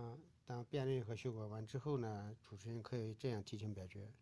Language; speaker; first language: Chinese; native; Chinese